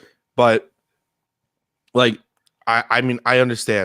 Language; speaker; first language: English; native; English